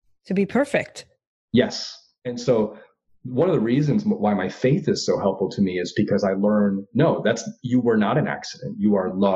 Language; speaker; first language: English; native; English